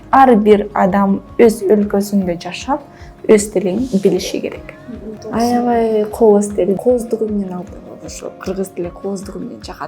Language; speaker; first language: Kyrgyz; non-native, fluent; Russian